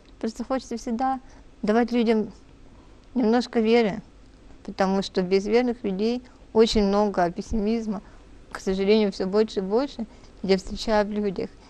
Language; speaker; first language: Russian; native; Russian